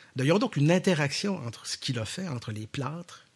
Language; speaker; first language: French; native; French